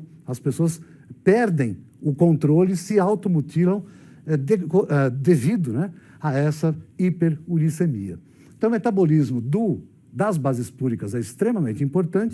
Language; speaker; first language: Portuguese; native; Portuguese